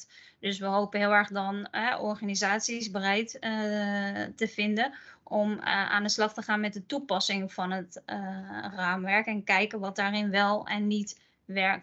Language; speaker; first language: Dutch; native; Dutch